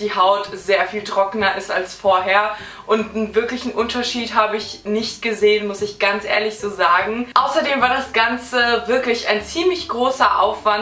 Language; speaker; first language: German; native; German